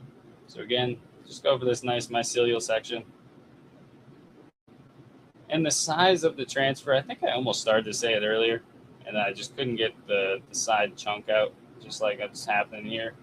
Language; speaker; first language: English; native; English